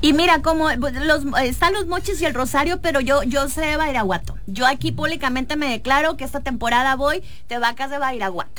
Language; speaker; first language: Spanish; native; Spanish